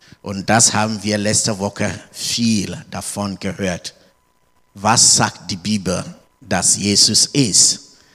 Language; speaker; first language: German; non-native, learner; English